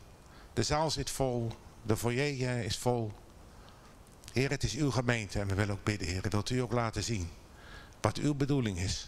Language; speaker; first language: Dutch; native; Dutch